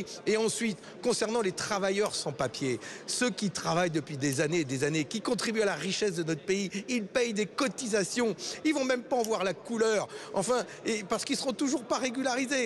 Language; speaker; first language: French; native; French